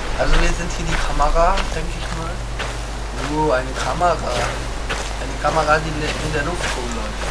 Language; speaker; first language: German; native; German